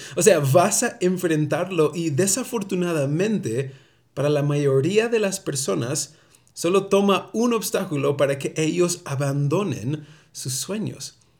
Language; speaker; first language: Spanish; early bilingual, heritage; Spanish